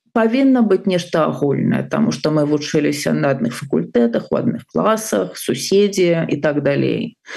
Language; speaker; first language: Belarusian; non-native, local second language; Russian